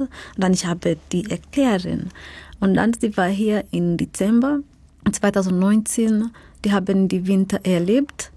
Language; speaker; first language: German; non-native, fluent; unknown